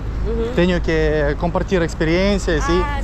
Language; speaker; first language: Spanish; non-native, learner; Russian